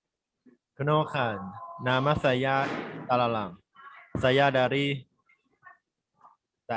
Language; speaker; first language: Indonesian; non-native, learner; Thai